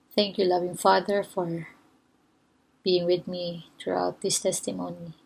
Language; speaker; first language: English; non-native, local second language; Filipino